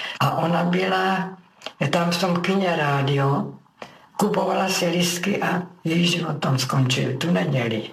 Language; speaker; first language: Czech; native; Czech